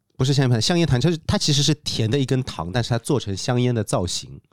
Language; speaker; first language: Chinese; non-native, local second language; Wu Chinese